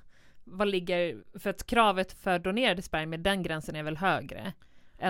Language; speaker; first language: Swedish; native; Swedish